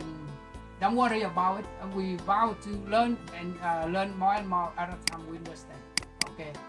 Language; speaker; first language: English; non-native, local second language; Vietnamese